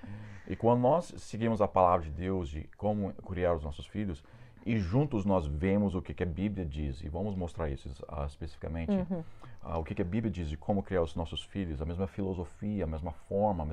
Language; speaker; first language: Portuguese; non-native, fluent; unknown